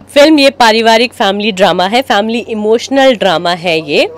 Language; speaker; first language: Hindi; native; Hindi